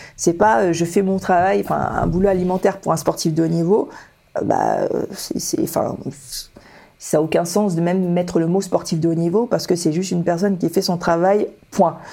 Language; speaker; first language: French; early bilingual, other home language; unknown